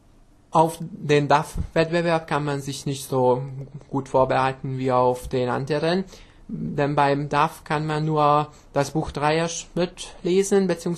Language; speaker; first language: German; non-native, fluent; Hungarian